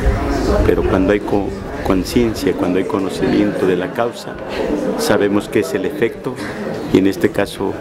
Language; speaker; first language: Spanish; native; Spanish